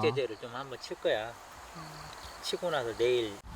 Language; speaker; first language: Korean; native; Korean